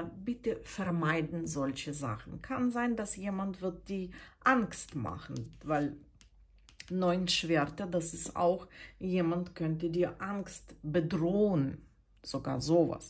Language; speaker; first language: German; non-native, fluent; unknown